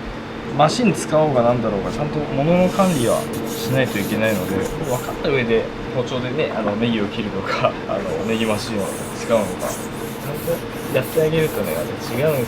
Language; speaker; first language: Japanese; native; Japanese